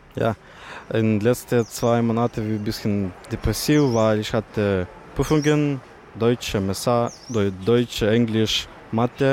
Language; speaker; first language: German; non-native, learner; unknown